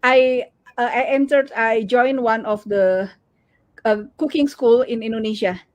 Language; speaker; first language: English; non-native, learner; Indonesian